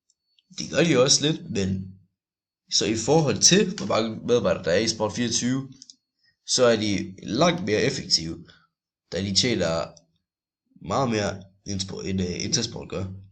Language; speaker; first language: Danish; native; Danish